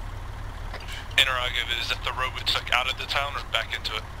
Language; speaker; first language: English; native; English